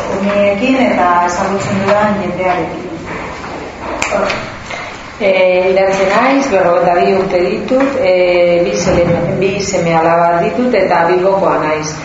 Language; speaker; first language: Basque; non-native, local second language; Spanish